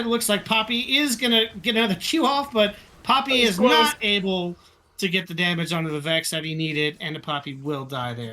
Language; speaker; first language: English; native; English